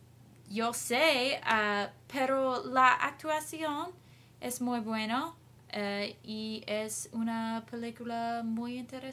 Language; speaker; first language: Spanish; non-native, learner; English